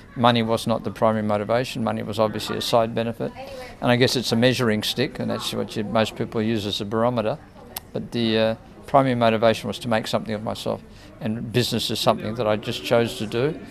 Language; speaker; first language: English; native; English